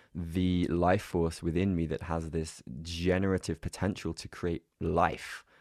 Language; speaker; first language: English; native; English